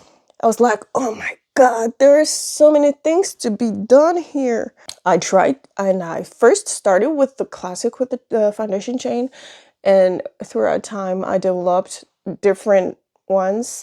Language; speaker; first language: English; non-native, fluent; French